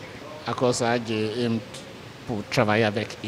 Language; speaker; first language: French; non-native, learner; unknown